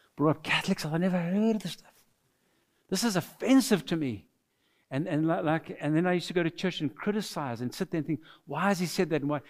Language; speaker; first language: English; non-native, fluent; French